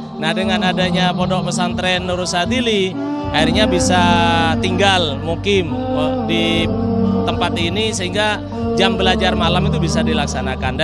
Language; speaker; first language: Indonesian; non-native, local second language; Madurese